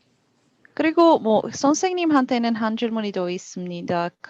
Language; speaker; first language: Korean; non-native, learner; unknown